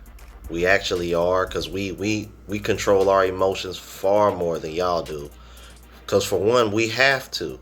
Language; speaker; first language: English; native; English